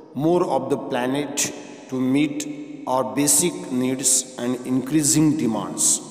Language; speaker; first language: English; non-native, local second language; Marathi